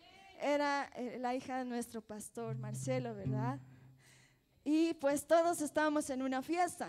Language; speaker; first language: Spanish; native; Spanish